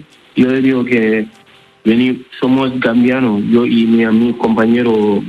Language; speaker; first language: Spanish; non-native, learner; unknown